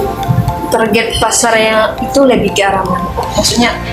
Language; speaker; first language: Indonesian; native; Indonesian